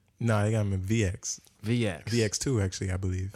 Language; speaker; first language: English; native; English